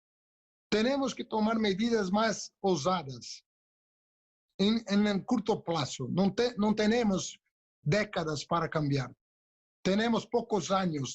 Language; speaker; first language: Spanish; non-native, local second language; Portuguese